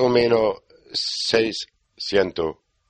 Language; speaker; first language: Spanish; non-native, learner; German